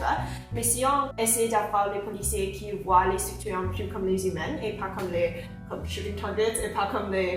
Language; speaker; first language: French; non-native, local second language; English